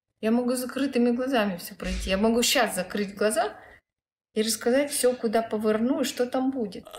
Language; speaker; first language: Russian; non-native, local second language; Lithuanian